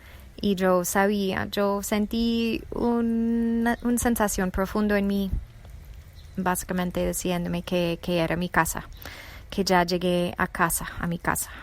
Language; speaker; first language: Spanish; non-native, fluent; English